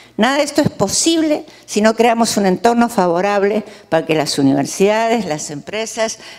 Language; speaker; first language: Spanish; native; Spanish